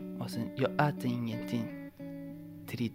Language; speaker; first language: Swedish; non-native, learner; Persian